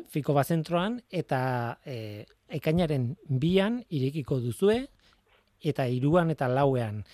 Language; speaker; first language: Basque; non-native, local second language; Spanish